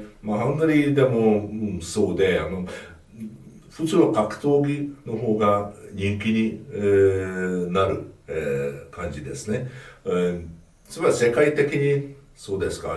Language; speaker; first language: Japanese; non-native, fluent; Hungarian